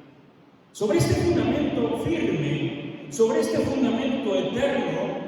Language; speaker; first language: Spanish; native; Spanish